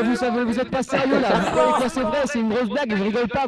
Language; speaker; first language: French; native; French